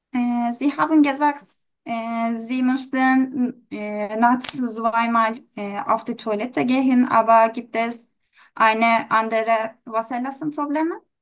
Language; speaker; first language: German; non-native, learner; Turkish